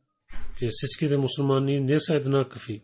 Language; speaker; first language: Bulgarian; non-native, learner; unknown